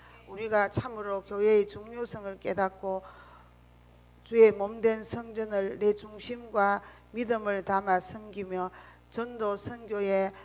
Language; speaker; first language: Korean; native; Korean